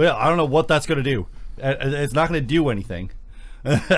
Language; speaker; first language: English; native; English